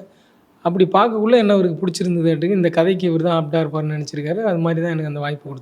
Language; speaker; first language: Tamil; native; Tamil